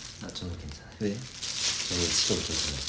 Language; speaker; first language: Korean; non-native, fluent; Japanese